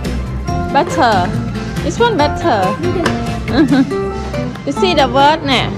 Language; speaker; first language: English; non-native, learner; Khmer